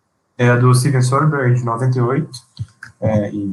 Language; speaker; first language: Portuguese; native; Portuguese